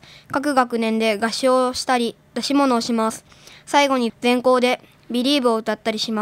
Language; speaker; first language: Japanese; native; Japanese